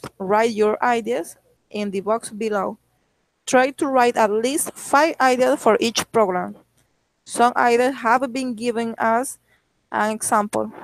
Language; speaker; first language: English; non-native, learner; Spanish